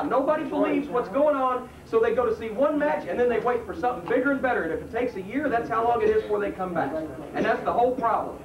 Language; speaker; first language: English; native; English